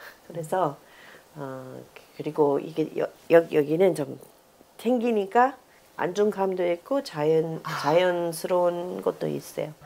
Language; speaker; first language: Korean; non-native, fluent; English